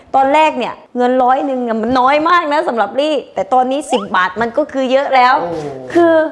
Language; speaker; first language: Thai; early bilingual, other home language; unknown